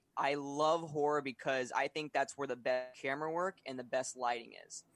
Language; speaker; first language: English; native; English